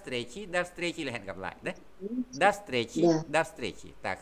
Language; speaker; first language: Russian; non-native, fluent; Vietnamese